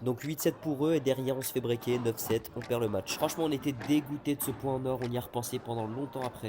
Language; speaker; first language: French; native; French